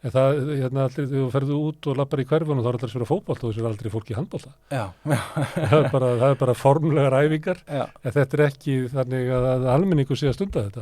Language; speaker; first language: Icelandic; native; Icelandic